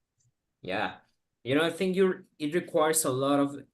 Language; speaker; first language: English; non-native, fluent; Spanish